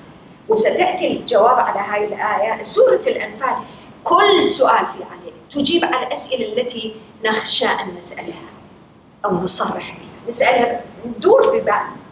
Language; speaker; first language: Arabic; native; Arabic